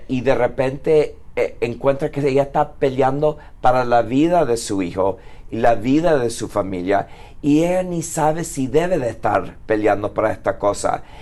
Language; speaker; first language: Spanish; early bilingual, heritage; Spanish